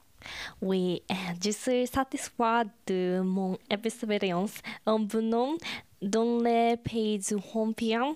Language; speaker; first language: French; non-native, learner; Japanese